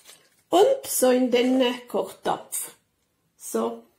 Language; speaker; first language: German; non-native, learner; Italian